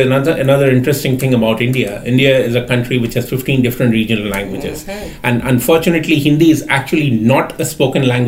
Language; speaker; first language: English; non-native, local second language; Bangla